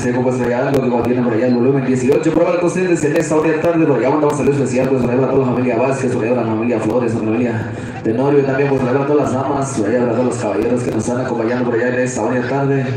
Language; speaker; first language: Spanish; non-native, local second language; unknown